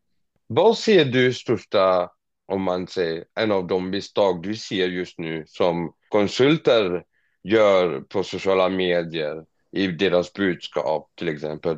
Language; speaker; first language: Swedish; non-native, fluent; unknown